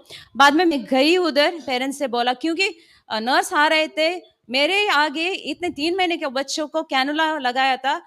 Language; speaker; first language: Hindi; non-native, local second language; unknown